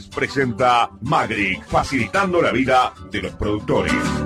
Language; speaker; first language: Spanish; native; Spanish